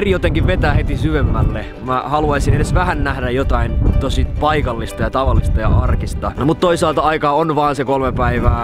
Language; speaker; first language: Finnish; native; Finnish